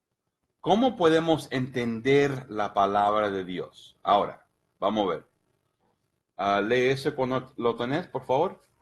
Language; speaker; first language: Spanish; early bilingual, heritage; Spanish